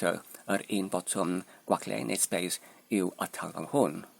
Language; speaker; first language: Welsh; non-native, learner; Polish